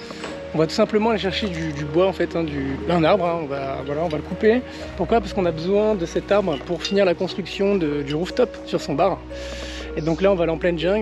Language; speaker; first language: French; native; French